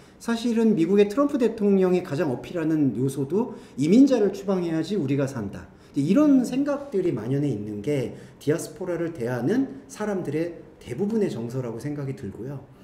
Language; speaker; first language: Korean; native; Korean